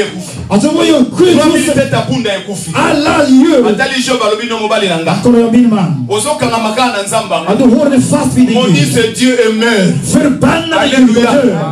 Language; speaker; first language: Swedish; non-native, fluent; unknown